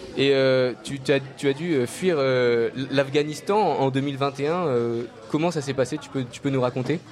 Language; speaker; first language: French; native; French